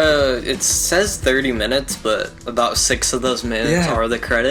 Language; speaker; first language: English; native; English